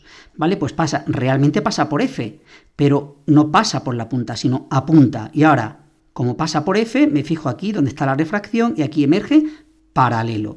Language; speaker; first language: Spanish; native; Spanish